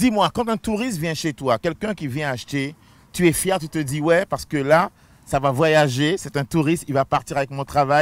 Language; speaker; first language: French; native; French